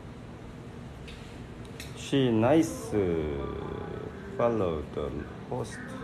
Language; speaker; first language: English; non-native, learner; Korean